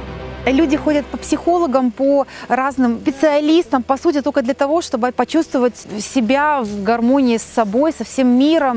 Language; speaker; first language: Russian; native; Russian